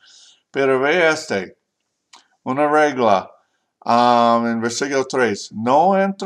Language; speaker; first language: Spanish; non-native, learner; English